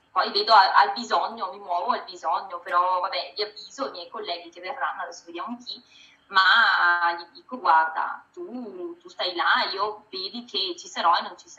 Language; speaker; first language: Italian; native; Italian